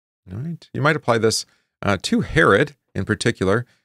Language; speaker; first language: English; native; English